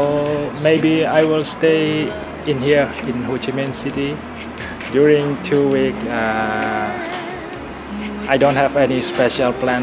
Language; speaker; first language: English; non-native, fluent; Burmese